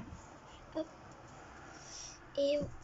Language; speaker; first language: French; native; French